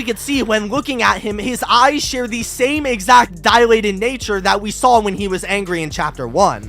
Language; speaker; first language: English; native; English